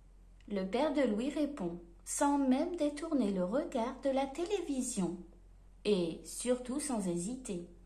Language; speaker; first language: French; native; French